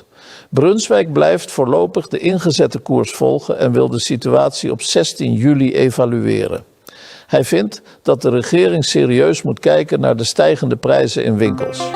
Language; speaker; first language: Dutch; native; Dutch